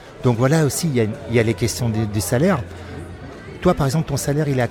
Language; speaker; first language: French; native; French